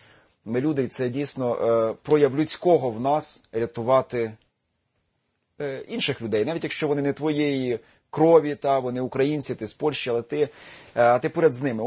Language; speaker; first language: Ukrainian; native; Ukrainian